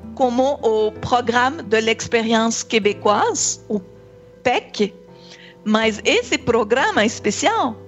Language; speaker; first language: Portuguese; non-native, fluent; English